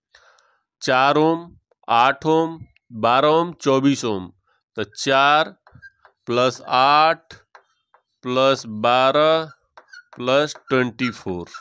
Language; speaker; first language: Hindi; native; Hindi